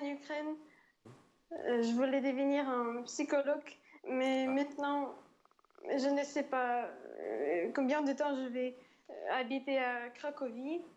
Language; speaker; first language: French; non-native, fluent; Ukrainian